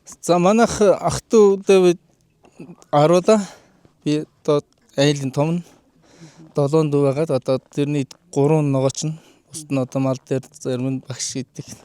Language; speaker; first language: Mongolian; non-native, local second language; Kazakh